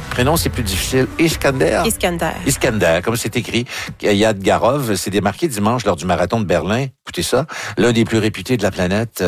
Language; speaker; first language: French; native; French